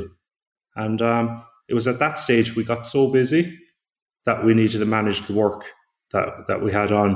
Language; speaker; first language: English; native; English